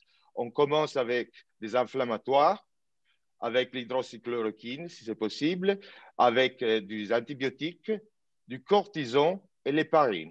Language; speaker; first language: French; non-native, fluent; Italian